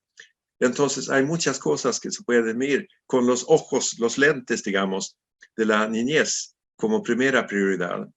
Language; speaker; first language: Spanish; non-native, fluent; Swedish